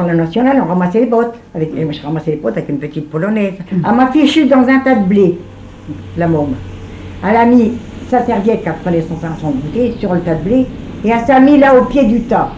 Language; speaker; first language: French; native; French